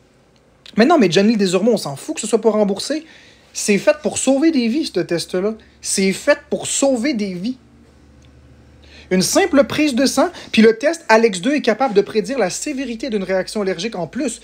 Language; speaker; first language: French; native; French